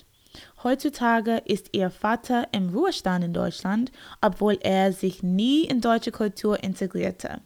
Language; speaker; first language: German; non-native, learner; English